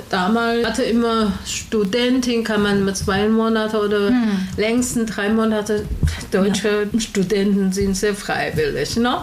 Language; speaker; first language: German; non-native, learner; Chinese